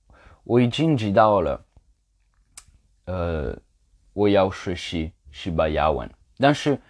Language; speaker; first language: Chinese; non-native, learner; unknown